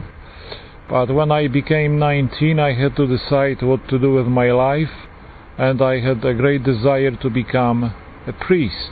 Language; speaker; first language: English; non-native, fluent; Polish